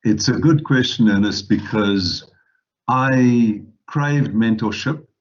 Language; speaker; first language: English; non-native, local second language; Afrikaans